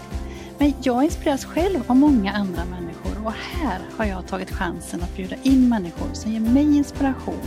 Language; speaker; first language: Swedish; native; Swedish